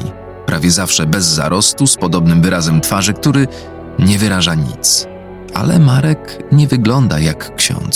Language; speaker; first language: Polish; native; Polish